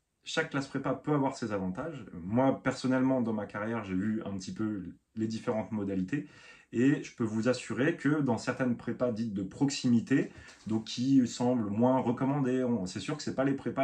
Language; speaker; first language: French; native; French